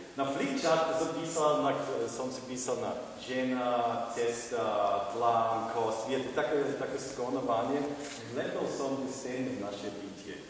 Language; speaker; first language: Slovak; non-native, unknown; German